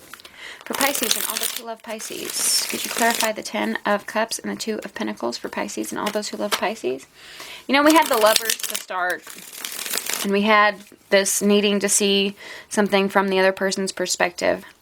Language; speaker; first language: English; native; English